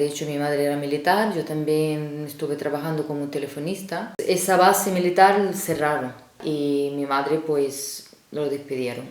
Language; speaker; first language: Spanish; non-native, fluent; Russian